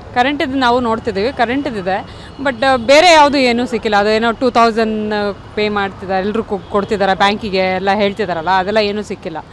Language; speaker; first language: Kannada; native; Kannada